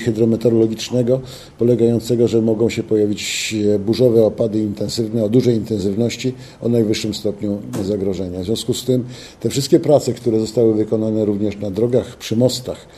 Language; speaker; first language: Polish; native; Polish